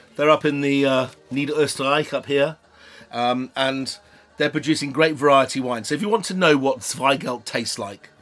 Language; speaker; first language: English; native; English